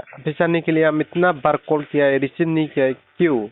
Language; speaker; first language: Hindi; non-native, local second language; Assamese